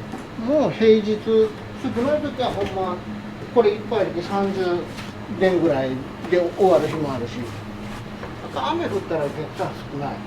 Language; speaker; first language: Japanese; native; Japanese